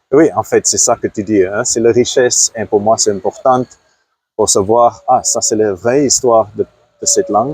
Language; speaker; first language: French; non-native, fluent; Afrikaans